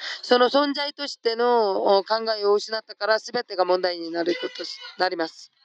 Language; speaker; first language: Japanese; non-native, fluent; Korean